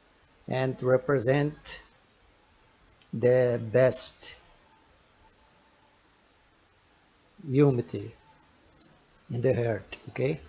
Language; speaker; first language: English; non-native, learner; Portuguese